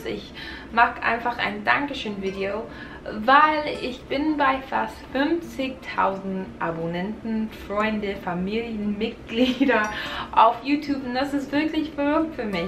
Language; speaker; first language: German; non-native, fluent; English